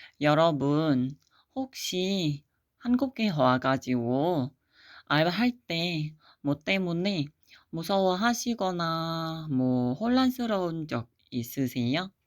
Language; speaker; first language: Korean; non-native, fluent; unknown